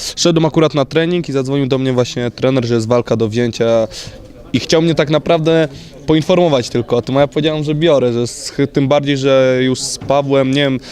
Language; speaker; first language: Polish; native; Polish